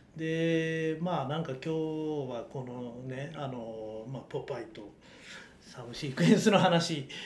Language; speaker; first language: Japanese; native; Japanese